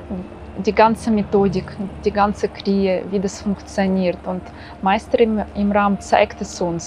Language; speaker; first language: German; non-native, fluent; Russian